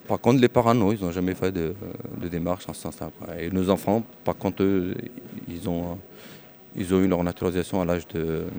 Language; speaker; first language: French; early bilingual, other home language; Kurdish